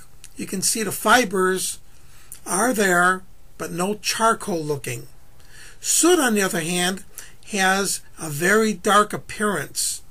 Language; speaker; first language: English; native; English